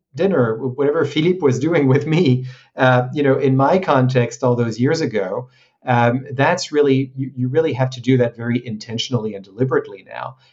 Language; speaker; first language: English; non-native, fluent; French